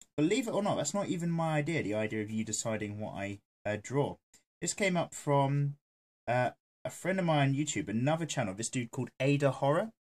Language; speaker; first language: English; native; English